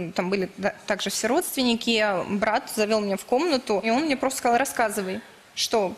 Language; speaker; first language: Russian; native; Russian